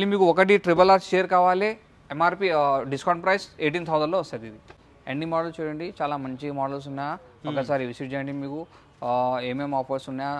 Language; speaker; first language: Telugu; non-native, local second language; Urdu